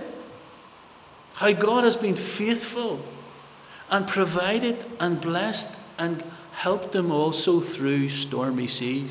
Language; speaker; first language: English; native; English